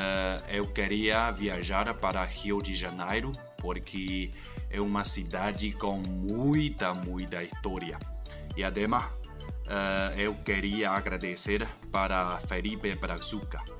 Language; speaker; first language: Portuguese; non-native, learner; Spanish